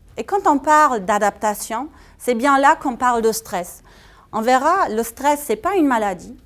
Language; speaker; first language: French; non-native, fluent; German